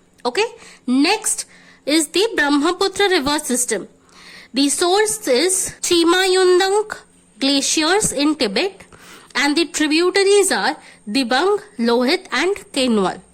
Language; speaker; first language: English; non-native, local second language; Hindi